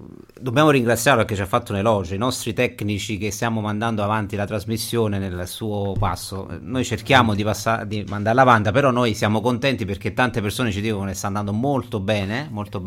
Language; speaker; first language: Italian; native; Italian